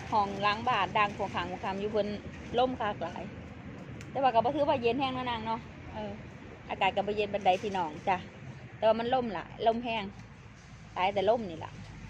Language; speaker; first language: Thai; native; Thai